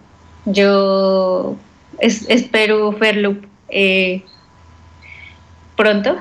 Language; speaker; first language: Catalan; non-native, learner; Spanish